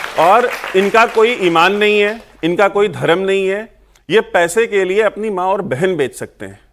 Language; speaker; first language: Hindi; native; Hindi